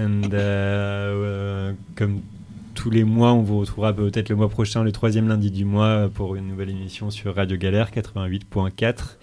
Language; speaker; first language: French; native; French